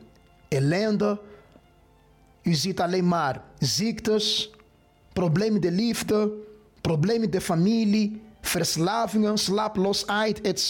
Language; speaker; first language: Dutch; non-native, fluent; Portuguese